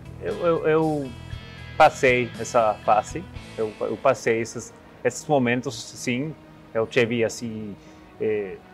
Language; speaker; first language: Portuguese; non-native, learner; Spanish